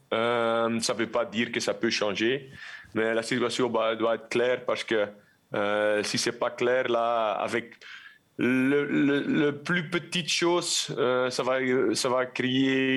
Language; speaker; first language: French; non-native, local second language; Dutch